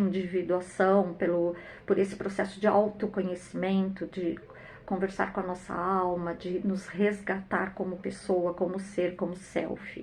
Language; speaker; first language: Portuguese; native; Portuguese